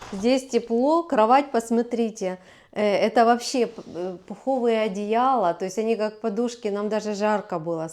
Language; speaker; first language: Russian; native; Russian